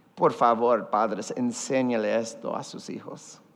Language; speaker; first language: Spanish; early bilingual, heritage; Spanish